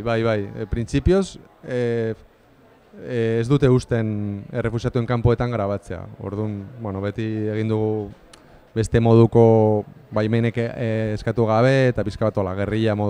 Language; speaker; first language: Basque; non-native, local second language; Spanish